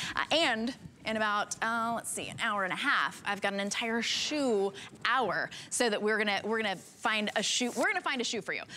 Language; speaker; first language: English; native; English